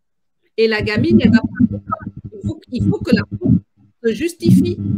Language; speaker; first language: French; native; French